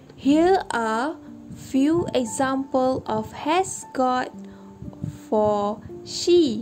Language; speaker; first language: English; non-native, local second language; Malay